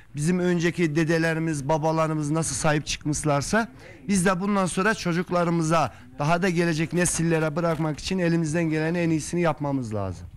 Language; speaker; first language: Turkish; native; Turkish